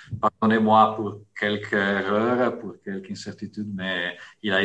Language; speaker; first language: French; non-native, fluent; Italian